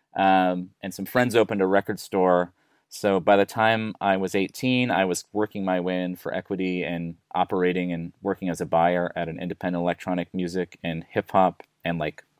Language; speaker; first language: English; native; English